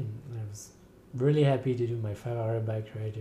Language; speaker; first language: English; non-native, fluent; French